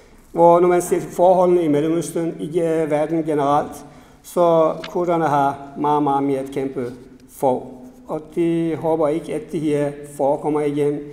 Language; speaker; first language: Danish; non-native, fluent; Kurdish